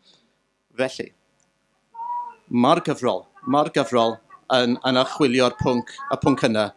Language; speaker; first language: Welsh; native; Welsh